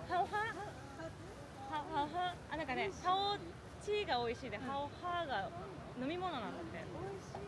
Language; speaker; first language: Japanese; native; Japanese